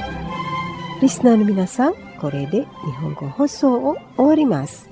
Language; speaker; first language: Japanese; non-native, fluent; Indonesian